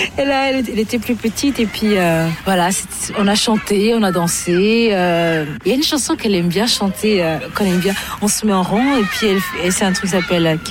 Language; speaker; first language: French; early bilingual, other home language; Portuguese